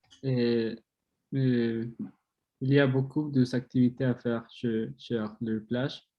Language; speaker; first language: French; non-native, learner; Spanish